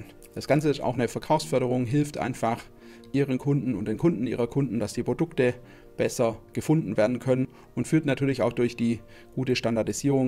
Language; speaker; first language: German; native; German